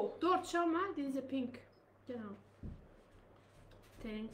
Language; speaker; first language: German; non-native, learner; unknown